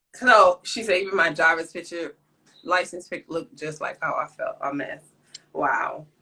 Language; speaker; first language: English; native; English